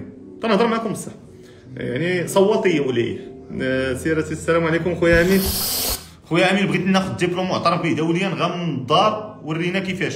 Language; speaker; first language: Arabic; native; Arabic